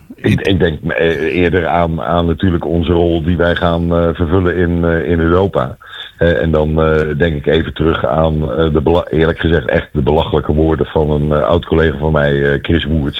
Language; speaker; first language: Dutch; native; Dutch